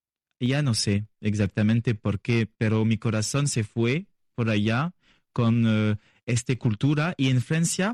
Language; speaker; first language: Spanish; non-native, learner; French